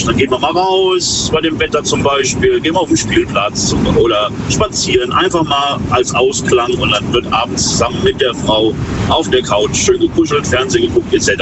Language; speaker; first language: German; native; German